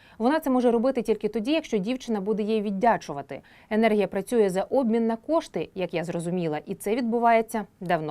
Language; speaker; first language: Ukrainian; native; Ukrainian